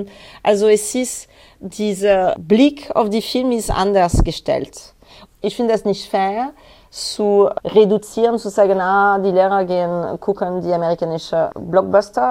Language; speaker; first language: German; non-native, learner; French